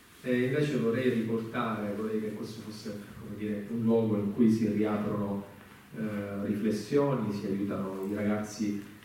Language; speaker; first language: Italian; native; Italian